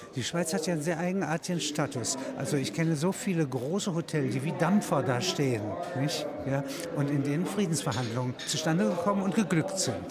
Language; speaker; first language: German; native; German